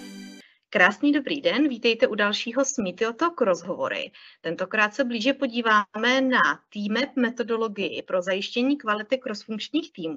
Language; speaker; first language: Czech; native; Czech